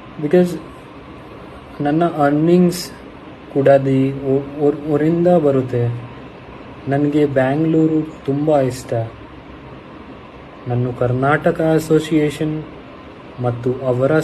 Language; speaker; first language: Kannada; non-native, learner; Hindi